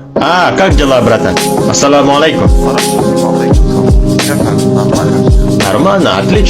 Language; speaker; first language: Russian; non-native, learner; Indonesian